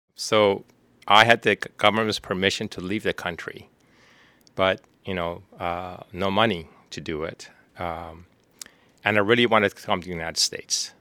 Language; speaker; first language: English; non-native, fluent; Persian